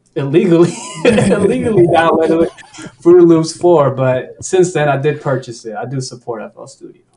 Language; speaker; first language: English; early bilingual, other home language; Spanish